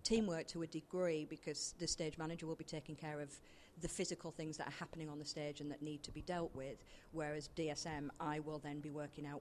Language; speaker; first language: English; native; English